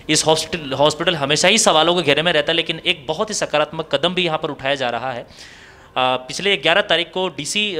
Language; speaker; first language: Hindi; native; Hindi